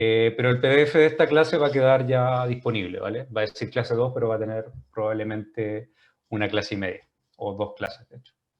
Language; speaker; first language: Spanish; native; Spanish